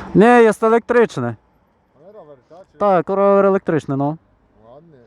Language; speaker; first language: Polish; non-native, fluent; Ukrainian